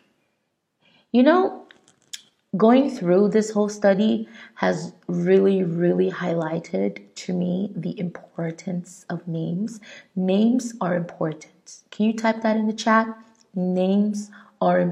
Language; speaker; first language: English; non-native, local second language; Igbo